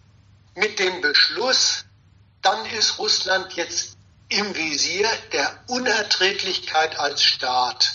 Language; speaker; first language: German; native; German